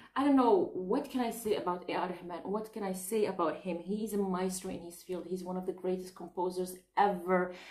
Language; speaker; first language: English; non-native, fluent; Arabic